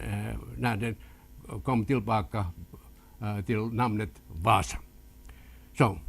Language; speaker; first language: Swedish; non-native, local second language; Finnish